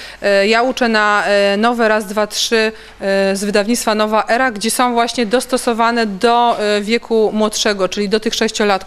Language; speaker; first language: Polish; native; Polish